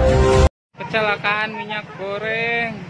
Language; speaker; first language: Indonesian; non-native, local second language; Sundanese